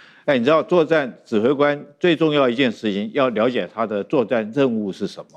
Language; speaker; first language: Chinese; native; Chinese